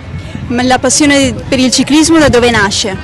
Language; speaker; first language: Italian; native; Italian